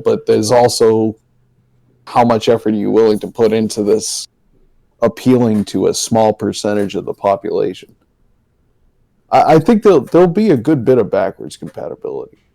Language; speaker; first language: English; native; English